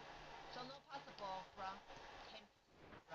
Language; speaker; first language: English; non-native, learner; Chinese